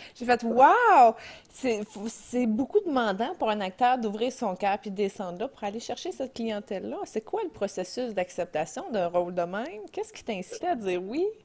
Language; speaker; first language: French; native; French